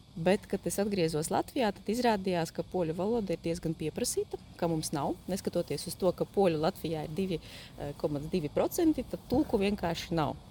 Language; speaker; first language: Latvian; non-native, local second language; Polish